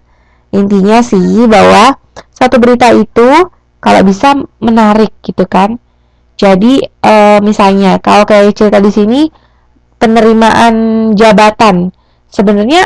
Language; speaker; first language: Indonesian; native; Indonesian